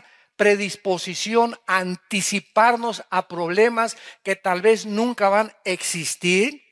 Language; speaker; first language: Spanish; native; Spanish